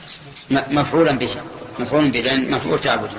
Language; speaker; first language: Arabic; native; Arabic